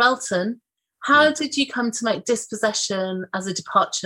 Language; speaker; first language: English; native; English